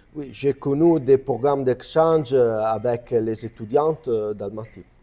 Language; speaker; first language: French; non-native, learner; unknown